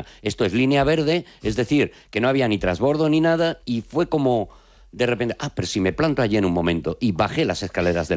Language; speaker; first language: Spanish; native; Spanish